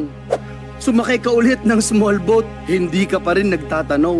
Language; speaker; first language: Filipino; native; Filipino